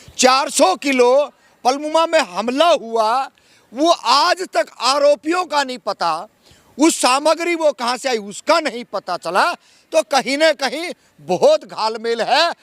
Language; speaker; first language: Hindi; native; Hindi